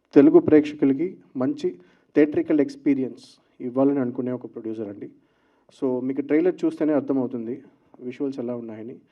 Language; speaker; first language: Telugu; native; Telugu